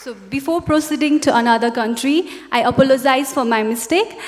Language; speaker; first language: English; non-native, local second language; Nepali